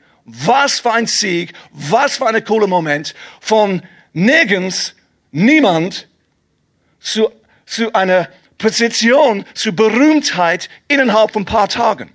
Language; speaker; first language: German; non-native, fluent; English